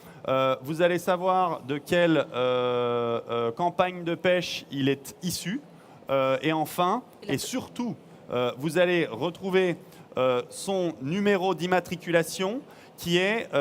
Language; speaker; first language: French; native; French